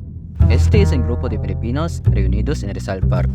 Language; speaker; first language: Spanish; non-native, fluent; Filipino